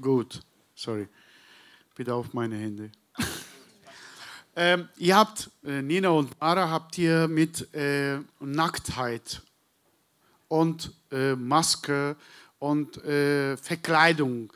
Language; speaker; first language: German; non-native, learner; Turkish